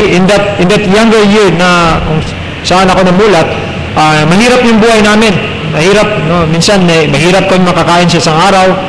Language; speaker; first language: Filipino; non-native, local second language; Cebuano